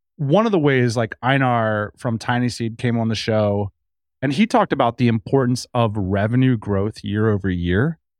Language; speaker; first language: English; native; English